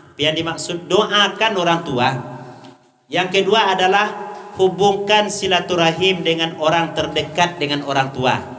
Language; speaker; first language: Malay; non-native, local second language; Minangkabau